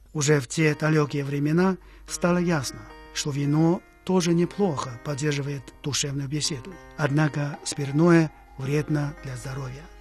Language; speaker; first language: Russian; non-native, fluent; Chinese